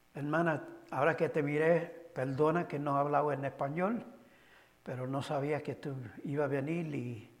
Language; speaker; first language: Spanish; non-native, learner; English